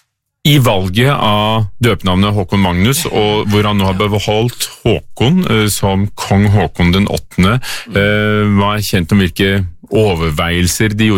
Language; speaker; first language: Norwegian; native; Norwegian